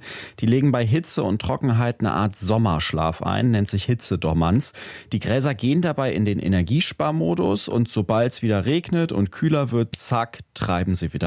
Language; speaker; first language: German; native; German